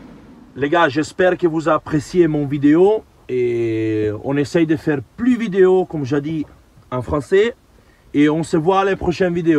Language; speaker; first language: French; non-native, learner; Italian